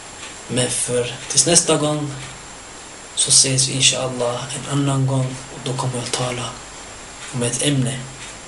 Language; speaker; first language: Swedish; early bilingual, other home language; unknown